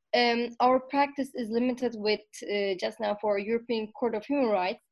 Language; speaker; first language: English; non-native, fluent; Turkish